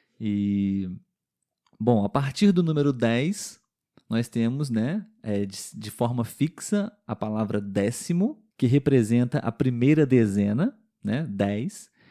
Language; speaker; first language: Portuguese; native; Portuguese